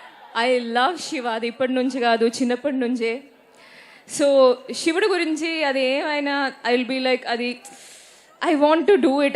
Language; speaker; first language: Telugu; non-native, learner; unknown